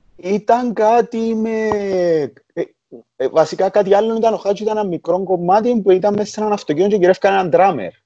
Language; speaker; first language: Greek; native; Greek